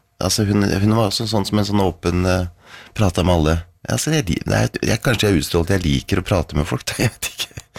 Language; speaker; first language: Norwegian; native; Norwegian